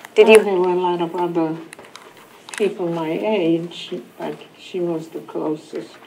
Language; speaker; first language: English; non-native, fluent; German